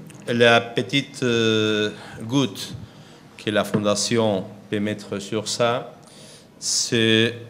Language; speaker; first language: French; non-native, fluent; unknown